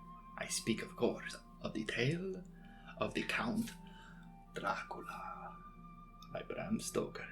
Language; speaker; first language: English; native; English